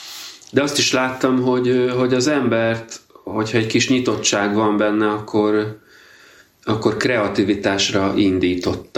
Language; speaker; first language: Hungarian; native; Hungarian